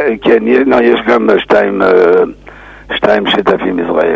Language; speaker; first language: Hebrew; non-native, fluent; English